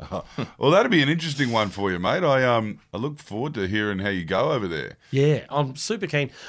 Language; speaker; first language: English; native; English